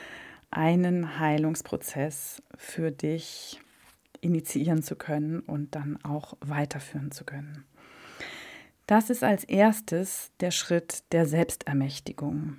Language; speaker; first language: German; native; German